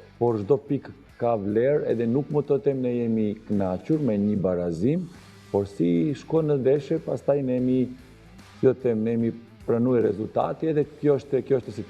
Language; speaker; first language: Albanian; non-native, learner; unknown